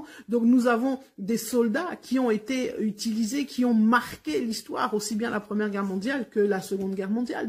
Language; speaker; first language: French; non-native, local second language; Lingala